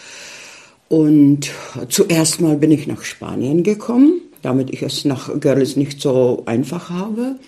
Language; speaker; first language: German; early bilingual, heritage; German